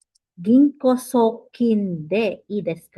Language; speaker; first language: Japanese; non-native, learner; Filipino